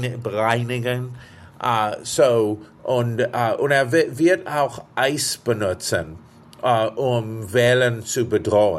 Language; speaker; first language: German; non-native, fluent; English